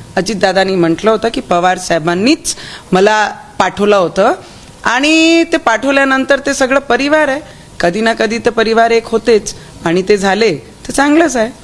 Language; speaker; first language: Marathi; non-native, local second language; Punjabi